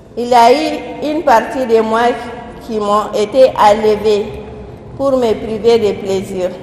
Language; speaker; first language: French; non-native, local second language; Soninke